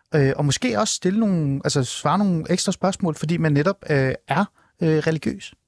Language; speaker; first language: Danish; early bilingual, other home language; Persian